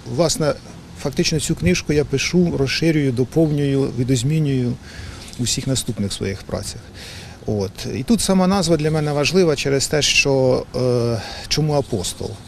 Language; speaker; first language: Ukrainian; native; Ukrainian